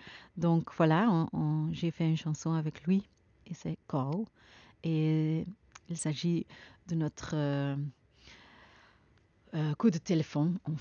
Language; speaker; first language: French; non-native, learner; Dutch